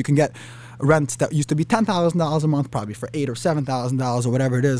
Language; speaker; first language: English; early bilingual, other home language; Yiddish